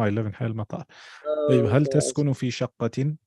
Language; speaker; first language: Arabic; non-native, fluent; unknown